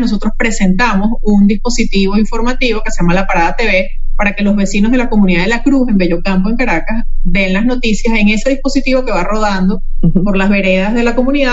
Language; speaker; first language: Spanish; native; Spanish